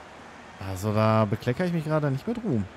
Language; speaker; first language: German; native; German